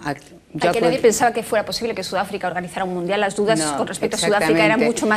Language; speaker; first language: Spanish; native; Spanish